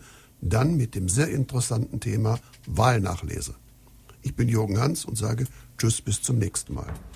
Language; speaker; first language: German; native; German